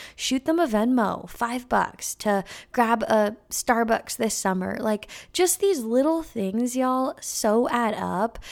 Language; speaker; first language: English; native; English